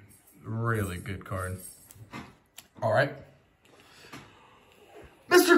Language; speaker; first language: English; native; English